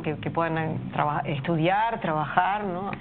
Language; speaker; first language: Spanish; native; Spanish